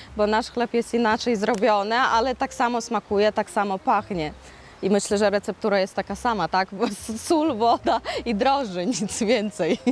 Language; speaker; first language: Polish; non-native, fluent; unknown